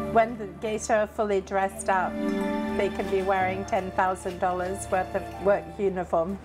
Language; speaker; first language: English; native; English